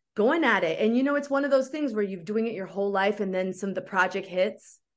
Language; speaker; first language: English; native; English